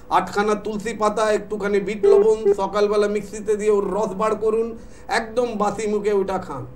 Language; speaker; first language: Bangla; non-native, local second language; Hindi